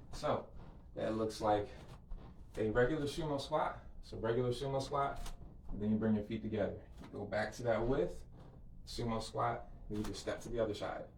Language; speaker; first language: English; native; English